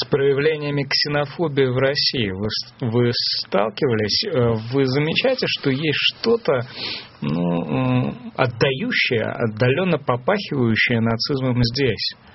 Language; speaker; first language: Russian; native; Russian